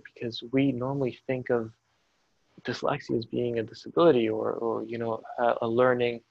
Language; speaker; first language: English; non-native, fluent; Spanish